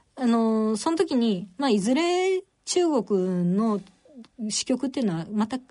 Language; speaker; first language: Japanese; native; Japanese